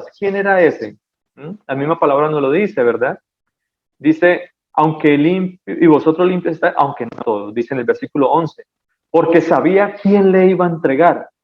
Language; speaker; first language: Spanish; native; Spanish